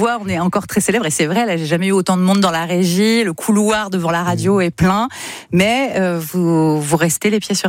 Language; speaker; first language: French; native; French